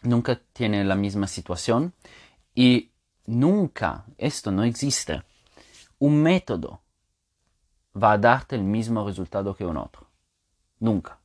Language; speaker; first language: Spanish; non-native, fluent; Italian